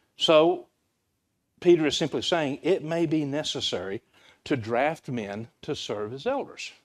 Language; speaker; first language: English; native; English